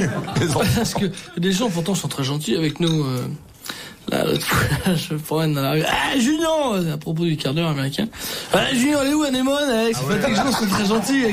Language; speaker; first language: French; native; French